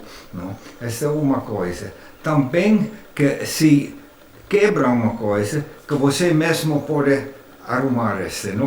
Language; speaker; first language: Portuguese; non-native, fluent; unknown